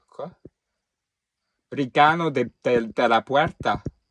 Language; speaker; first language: Spanish; non-native, learner; English